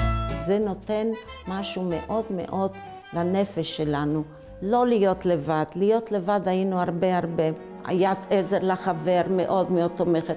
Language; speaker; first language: Hebrew; early bilingual, other home language; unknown